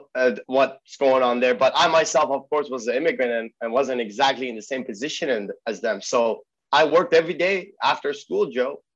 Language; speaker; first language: English; early bilingual, other home language; Persian